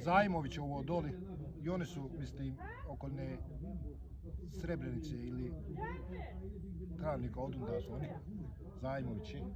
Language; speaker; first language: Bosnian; early bilingual, heritage; Bosnian